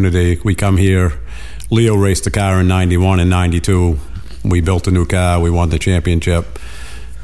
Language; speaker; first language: English; native; English